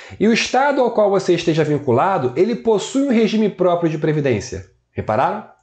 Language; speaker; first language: Portuguese; native; Portuguese